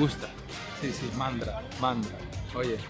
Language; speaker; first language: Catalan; non-native, local second language; Spanish